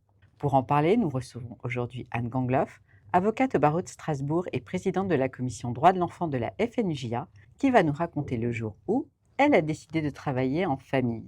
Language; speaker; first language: French; native; French